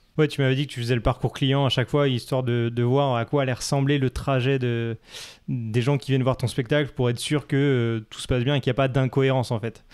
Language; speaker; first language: French; native; French